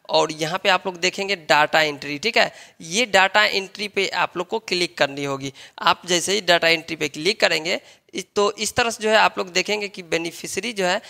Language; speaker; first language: Hindi; native; Hindi